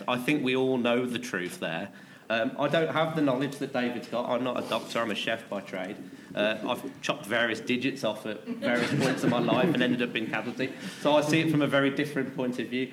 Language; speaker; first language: English; native; English